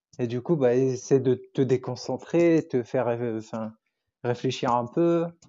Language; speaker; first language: French; non-native, local second language; Arabic